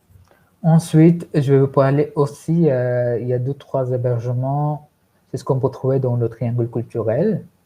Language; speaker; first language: French; non-native, fluent; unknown